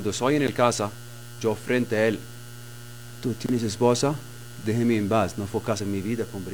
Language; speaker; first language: Spanish; non-native, learner; Arabic